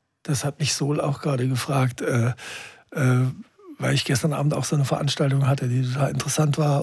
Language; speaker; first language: German; native; German